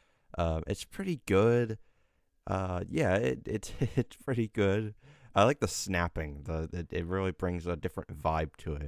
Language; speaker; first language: English; native; English